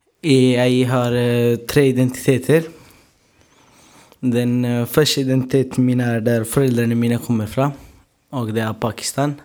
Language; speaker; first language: Norwegian; non-native, fluent; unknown